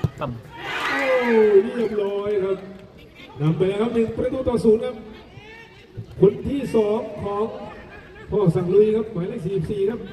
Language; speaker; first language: Thai; native; Thai